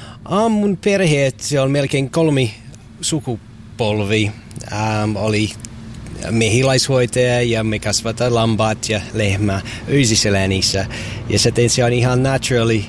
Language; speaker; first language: Finnish; non-native, learner; English